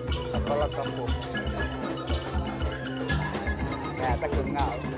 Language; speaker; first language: Portuguese; non-native, local second language; Ticuna